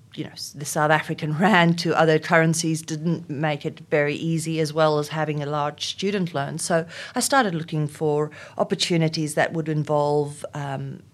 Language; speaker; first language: English; non-native, local second language; Afrikaans